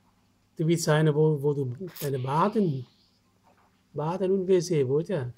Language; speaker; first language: German; non-native, learner; Vietnamese